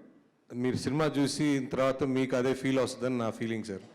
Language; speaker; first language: Telugu; native; Telugu